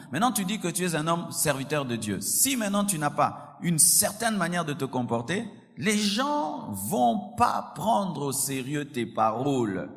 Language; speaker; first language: French; non-native, local second language; Lingala